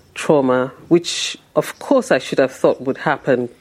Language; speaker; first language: English; non-native, local second language; Yoruba